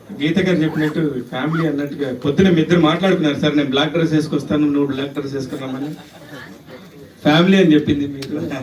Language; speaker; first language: Telugu; native; Telugu